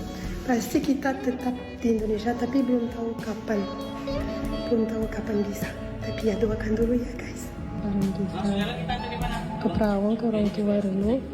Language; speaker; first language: Indonesian; non-native, fluent; French